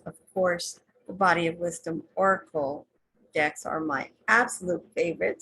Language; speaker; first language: English; native; English